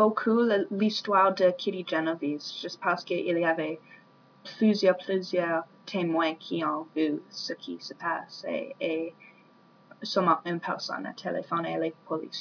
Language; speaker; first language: French; non-native, learner; English